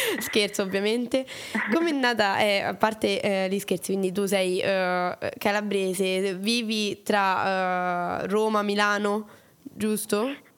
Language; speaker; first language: Italian; native; Italian